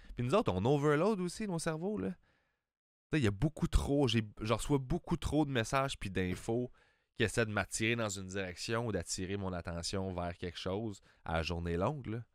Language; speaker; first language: French; native; French